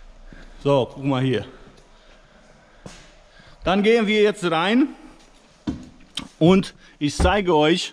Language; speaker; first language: German; non-native, fluent; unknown